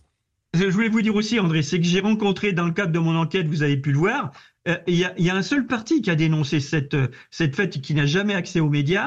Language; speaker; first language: French; native; French